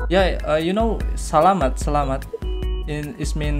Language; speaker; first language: English; non-native, learner; Indonesian